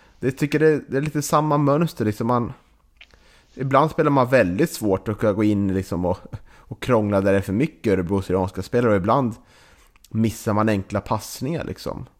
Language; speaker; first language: Swedish; native; Swedish